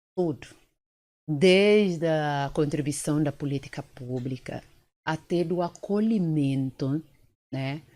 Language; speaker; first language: Portuguese; early bilingual, other home language; Upper Guinea Crioulo